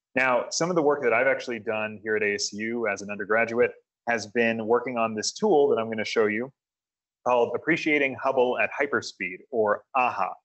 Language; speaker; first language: English; native; English